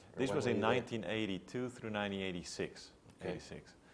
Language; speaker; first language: English; non-native, fluent; Dutch